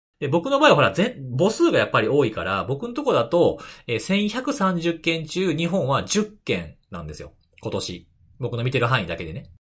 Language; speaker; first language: Japanese; native; Japanese